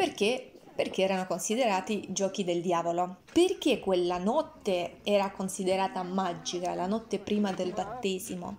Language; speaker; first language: Italian; non-native, fluent; Russian